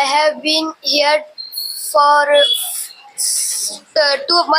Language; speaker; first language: English; non-native, learner; Hindi